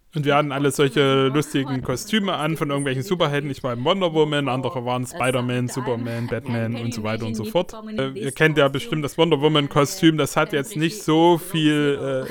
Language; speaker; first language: German; non-native, fluent; Ukrainian